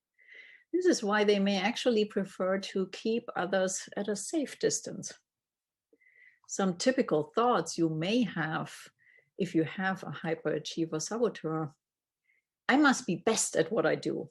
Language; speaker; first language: English; non-native, fluent; German